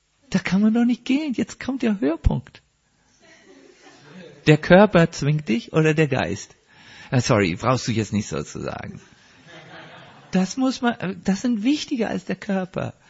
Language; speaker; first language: German; native; German